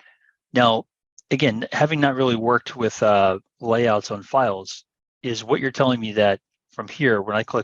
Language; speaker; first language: English; native; English